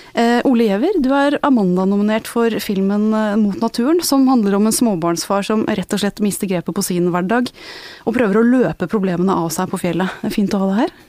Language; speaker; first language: Norwegian; native; Norwegian